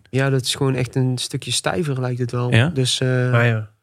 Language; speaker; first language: Dutch; native; Dutch